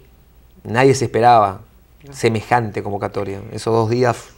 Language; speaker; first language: Spanish; native; Spanish